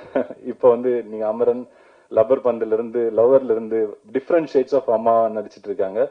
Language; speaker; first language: Tamil; native; Tamil